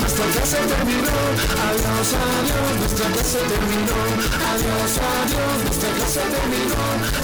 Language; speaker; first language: Spanish; non-native, fluent; English